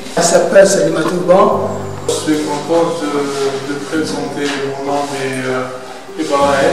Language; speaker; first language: French; non-native, learner; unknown